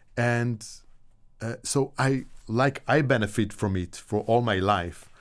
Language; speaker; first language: English; non-native, fluent; Hebrew